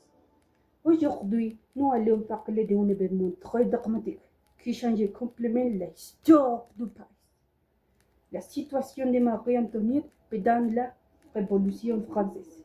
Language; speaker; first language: French; non-native, learner; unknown